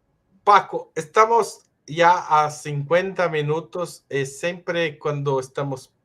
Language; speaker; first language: Spanish; non-native, fluent; Portuguese